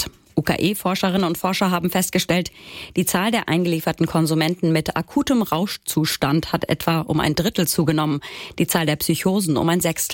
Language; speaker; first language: German; native; German